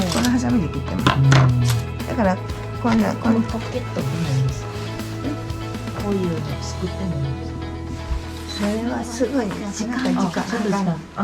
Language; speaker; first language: Japanese; native; Japanese